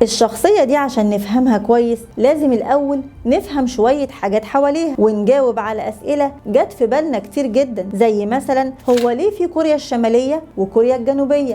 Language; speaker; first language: Arabic; native; Arabic